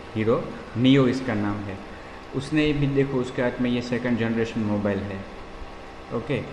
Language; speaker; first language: Hindi; non-native, local second language; Gujarati